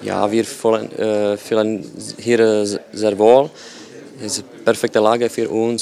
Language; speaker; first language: German; non-native, learner; Czech